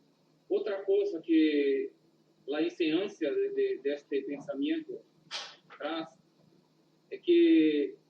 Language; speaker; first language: Spanish; non-native, learner; Portuguese